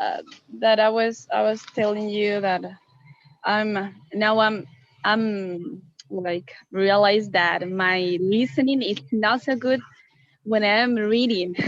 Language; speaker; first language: English; non-native, fluent; Spanish